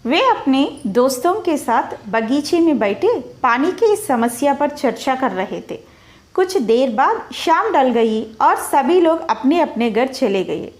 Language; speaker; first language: Hindi; non-native, local second language; Telugu